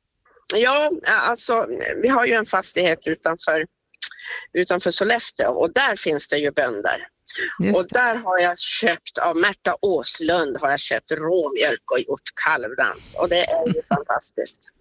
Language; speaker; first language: Swedish; native; Swedish